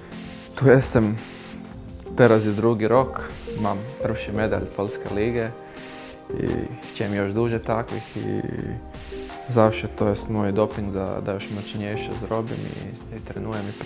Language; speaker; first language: Polish; non-native, learner; Croatian